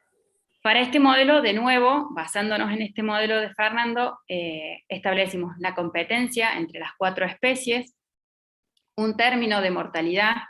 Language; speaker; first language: Spanish; native; Spanish